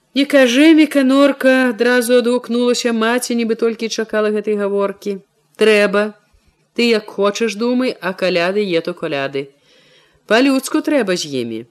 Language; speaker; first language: Belarusian; native; Belarusian